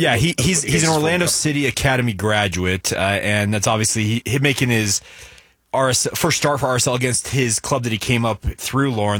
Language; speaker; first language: English; native; English